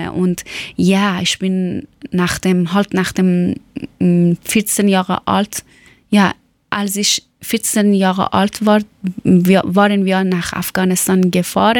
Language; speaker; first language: German; non-native, learner; Persian